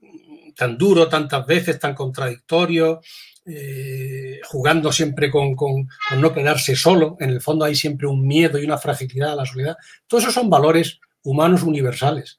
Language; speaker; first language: Spanish; native; Spanish